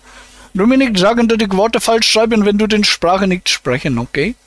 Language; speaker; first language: German; native; German